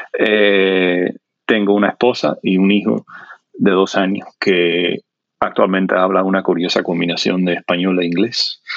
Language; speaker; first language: Spanish; non-native, fluent; English